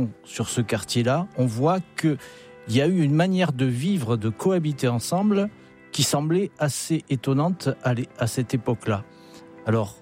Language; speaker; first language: French; native; French